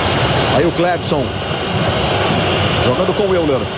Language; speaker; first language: Portuguese; native; Portuguese